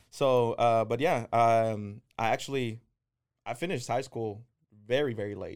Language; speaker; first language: English; non-native, fluent; Spanish